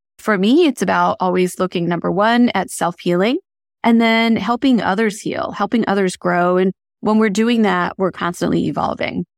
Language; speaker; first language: English; early bilingual, other home language; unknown